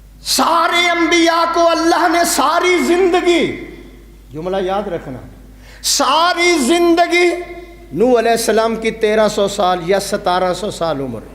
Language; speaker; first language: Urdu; non-native, local second language; Punjabi